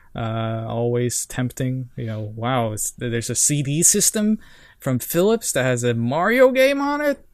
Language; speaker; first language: English; non-native, fluent; Norwegian